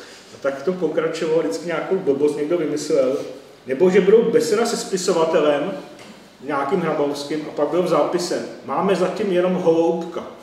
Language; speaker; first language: Czech; native; Czech